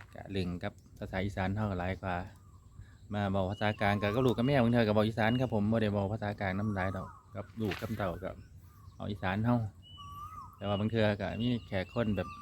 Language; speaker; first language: Thai; non-native, local second language; Northeastern Thai